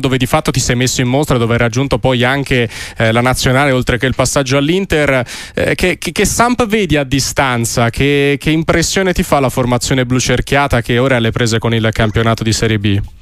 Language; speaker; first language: Italian; native; Italian